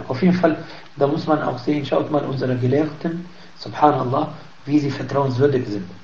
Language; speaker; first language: German; non-native, fluent; Arabic